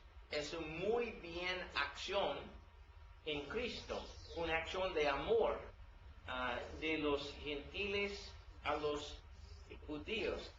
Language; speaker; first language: Spanish; non-native, learner; English